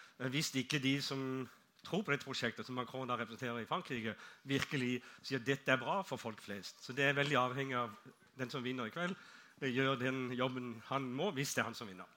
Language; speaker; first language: Norwegian; native; Norwegian